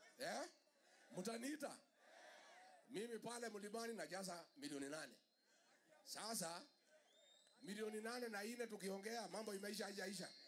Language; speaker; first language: Swahili; non-native, local second language; Kikuyu